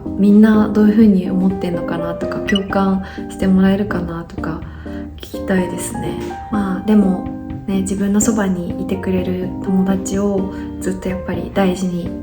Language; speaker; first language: Japanese; native; Japanese